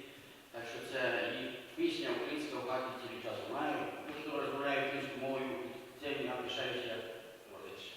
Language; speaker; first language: Ukrainian; early bilingual, heritage; Ukrainian